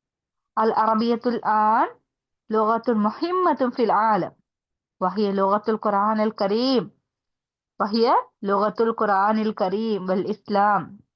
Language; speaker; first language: Arabic; non-native, fluent; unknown